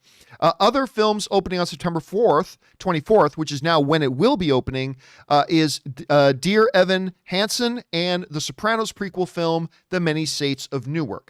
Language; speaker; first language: English; native; English